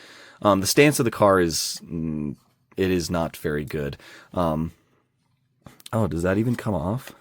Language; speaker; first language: English; native; English